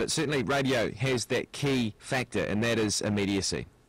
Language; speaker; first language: English; native; English